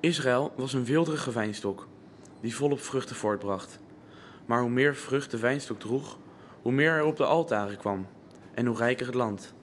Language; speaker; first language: Dutch; native; Dutch